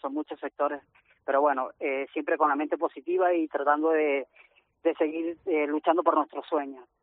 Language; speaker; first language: Spanish; native; Spanish